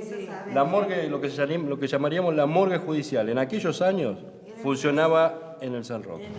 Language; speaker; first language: Spanish; native; Spanish